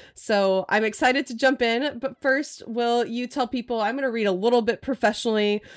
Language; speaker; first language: English; native; English